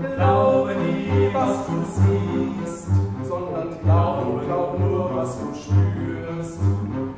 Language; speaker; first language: German; native; German